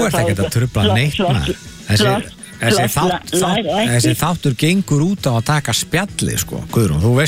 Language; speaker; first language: Icelandic; native; Icelandic